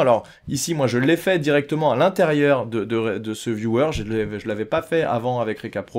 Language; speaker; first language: French; native; French